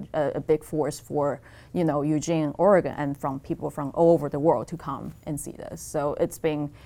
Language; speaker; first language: English; non-native, fluent; Chinese